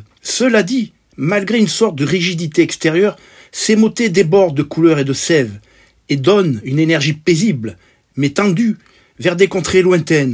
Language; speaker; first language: French; native; French